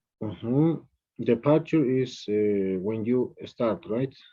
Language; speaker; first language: English; non-native, fluent; Spanish